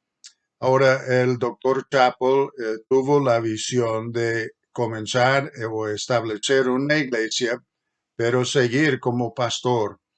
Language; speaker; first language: Spanish; non-native, fluent; English